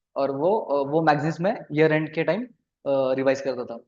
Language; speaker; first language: Hindi; non-native, local second language; Marathi